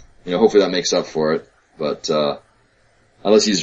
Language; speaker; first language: English; native; English